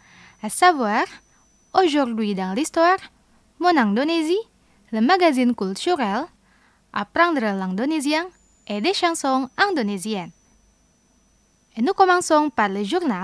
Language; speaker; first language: French; non-native, fluent; Indonesian